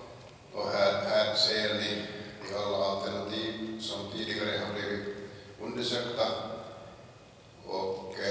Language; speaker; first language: Swedish; non-native, local second language; Finnish